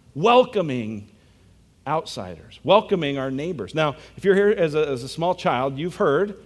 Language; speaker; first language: English; native; English